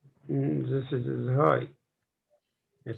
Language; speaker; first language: English; non-native, learner; Arabic